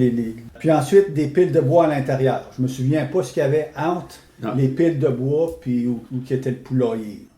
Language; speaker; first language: French; native; French